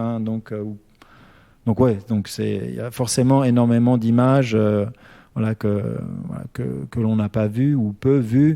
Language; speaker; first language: French; native; French